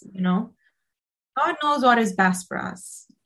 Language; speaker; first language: English; non-native, fluent; Portuguese